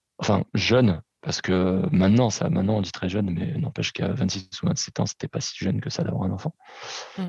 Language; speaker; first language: French; early bilingual, other home language; Portuguese